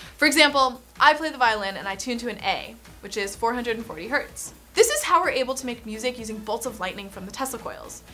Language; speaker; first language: English; native; English